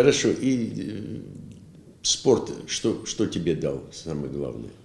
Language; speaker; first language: Russian; native; Russian